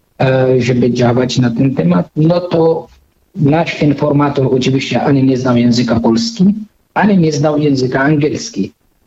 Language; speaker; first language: Polish; non-native, fluent; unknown